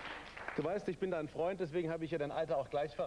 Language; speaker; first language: German; native; German